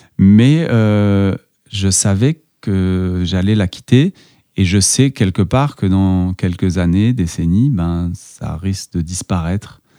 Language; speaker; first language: French; native; French